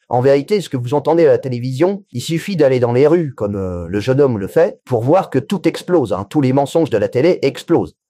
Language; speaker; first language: French; native; French